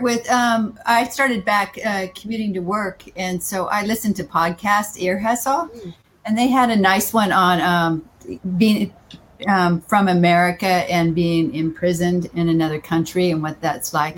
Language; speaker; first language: English; native; English